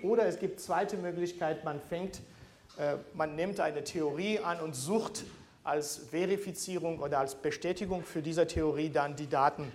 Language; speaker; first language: German; non-native, fluent; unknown